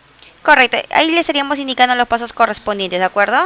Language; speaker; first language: Spanish; native; Spanish